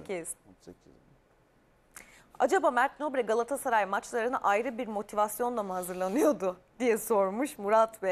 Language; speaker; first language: Turkish; native; Turkish